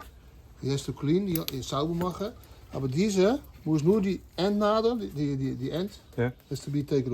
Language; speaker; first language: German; non-native, learner; Dutch